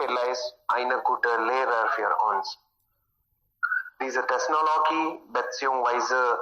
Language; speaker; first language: German; non-native, learner; Hindi